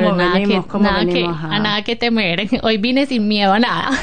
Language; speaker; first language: Spanish; native; Spanish